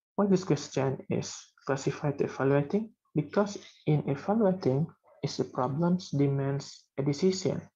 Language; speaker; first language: English; non-native, learner; Indonesian